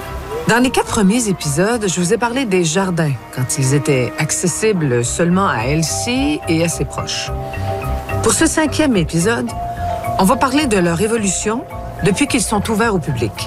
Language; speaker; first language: French; native; French